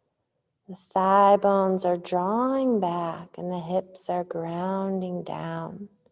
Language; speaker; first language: English; native; English